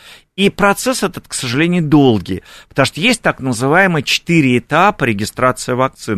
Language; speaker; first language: Russian; native; Russian